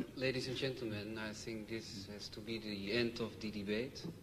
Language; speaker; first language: English; non-native, fluent; Dutch